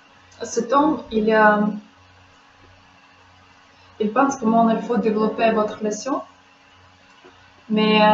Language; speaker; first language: French; non-native, fluent; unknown